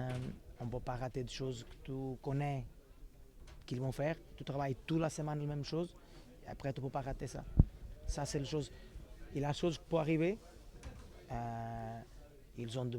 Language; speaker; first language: French; non-native, fluent; Portuguese